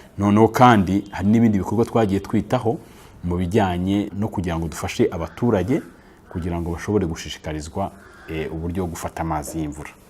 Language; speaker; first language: Kinyarwanda; native; Kinyarwanda